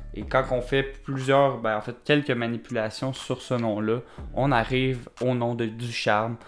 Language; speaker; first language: French; native; French